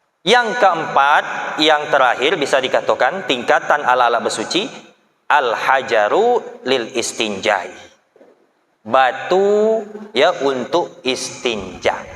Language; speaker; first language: Malay; native; Malay